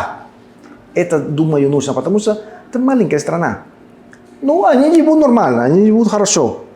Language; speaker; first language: Russian; non-native, learner; Spanish